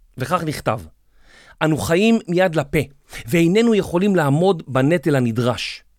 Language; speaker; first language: Hebrew; native; Hebrew